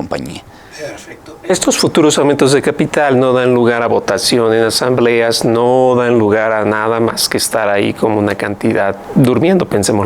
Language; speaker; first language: Spanish; native; Spanish